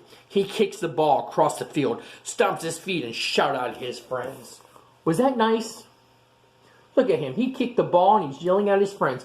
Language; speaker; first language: English; native; English